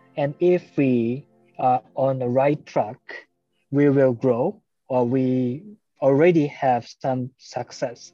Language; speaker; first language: English; non-native, fluent; Japanese